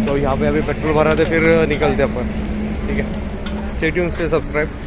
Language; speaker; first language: Hindi; non-native, local second language; Marathi